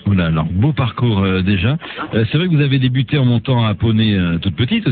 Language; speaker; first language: French; native; French